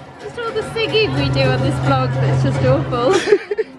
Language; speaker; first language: English; native; English